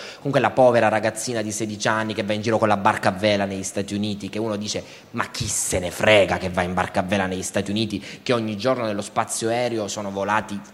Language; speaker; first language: Italian; native; Italian